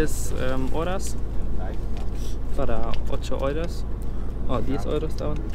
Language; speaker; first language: Spanish; non-native, learner; German